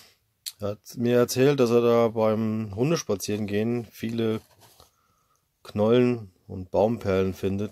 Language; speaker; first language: German; native; German